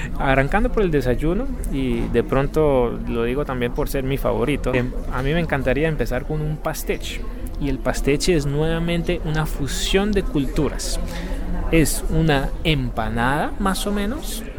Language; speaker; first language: Spanish; non-native, fluent; Papiamento